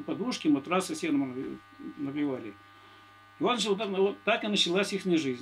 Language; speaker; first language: Russian; native; Russian